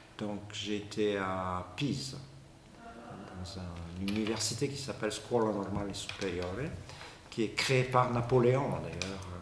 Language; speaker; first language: French; non-native, fluent; Bulgarian